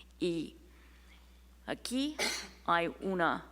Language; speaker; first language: Spanish; non-native, fluent; English